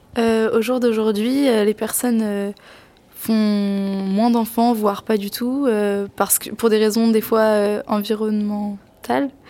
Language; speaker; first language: French; native; French